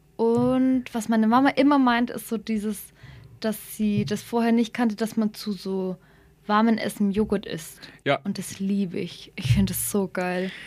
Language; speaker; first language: German; early bilingual, other home language; Somali